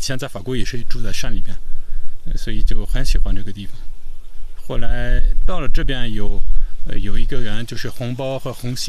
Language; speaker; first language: Chinese; non-native, fluent; French